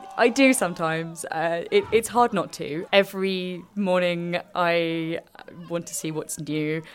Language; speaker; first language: English; native; English